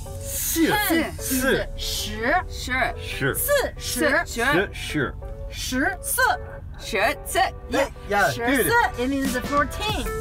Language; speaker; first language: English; non-native, learner; Chinese